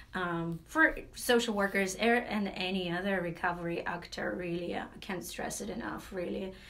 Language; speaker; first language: English; non-native, fluent; Latvian